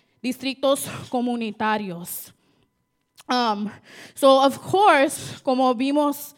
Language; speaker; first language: Spanish; early bilingual, heritage; Spanish